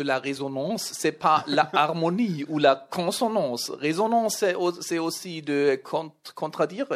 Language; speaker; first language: French; non-native, learner; German